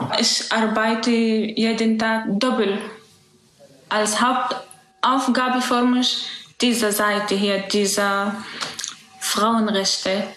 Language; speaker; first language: German; non-native, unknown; Arabic